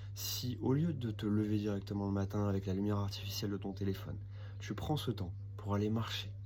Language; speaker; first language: French; native; French